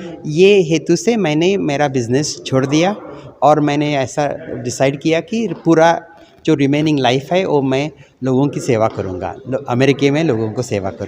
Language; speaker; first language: Hindi; non-native, local second language; Marathi